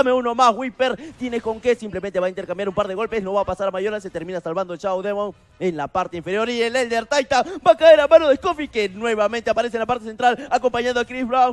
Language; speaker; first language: Spanish; native; Spanish